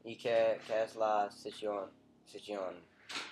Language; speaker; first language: Spanish; non-native, learner; English